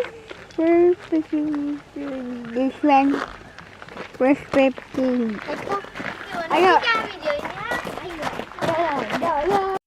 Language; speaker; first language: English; non-native, learner; Indonesian